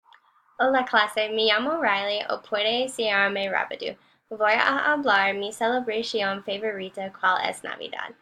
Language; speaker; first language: Spanish; non-native, learner; English